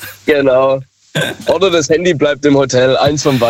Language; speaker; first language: German; native; German